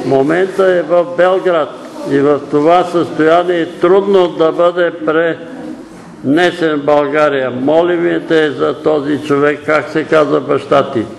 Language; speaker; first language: Bulgarian; native; Bulgarian